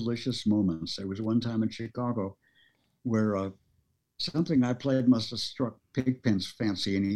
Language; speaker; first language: English; early bilingual, other home language; Norwegian